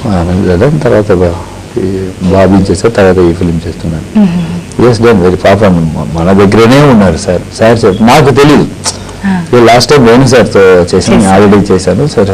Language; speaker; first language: Telugu; non-native, learner; Tamil